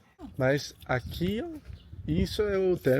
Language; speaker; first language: Portuguese; non-native, learner; English